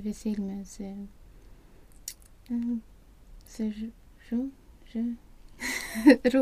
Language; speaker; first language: French; non-native, learner; Swedish